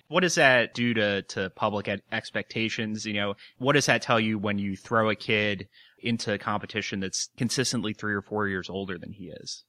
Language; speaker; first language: English; native; English